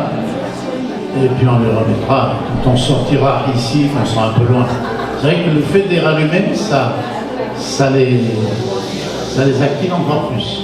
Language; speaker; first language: French; native; French